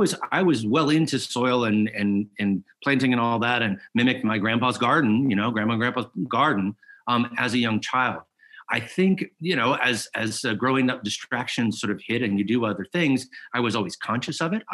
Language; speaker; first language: English; native; English